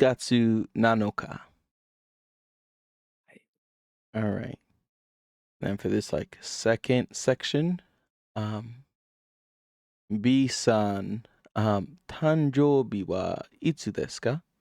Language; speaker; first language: Japanese; non-native, learner; English